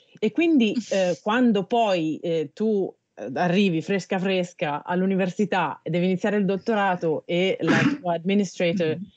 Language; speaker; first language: Italian; native; Italian